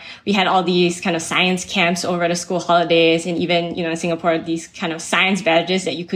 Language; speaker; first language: English; native; English